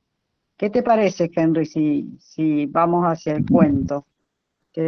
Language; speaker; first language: Spanish; native; Spanish